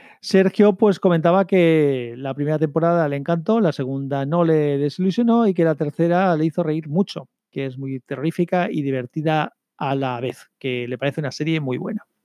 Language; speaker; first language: Spanish; native; Spanish